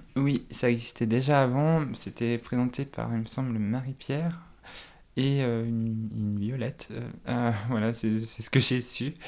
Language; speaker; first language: French; native; French